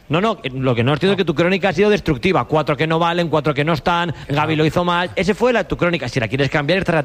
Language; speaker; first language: Spanish; native; Spanish